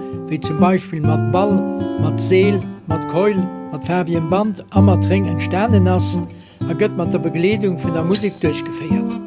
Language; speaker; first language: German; non-native, local second language; Luxembourgish